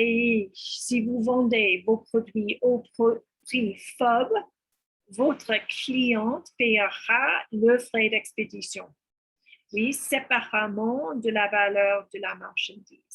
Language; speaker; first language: French; non-native, fluent; English